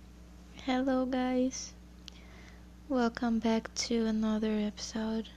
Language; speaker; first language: English; non-native, learner; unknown